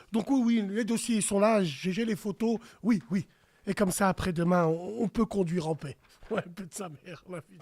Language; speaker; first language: French; native; French